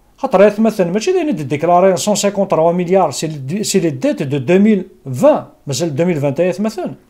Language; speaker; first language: French; non-native, local second language; Kabyle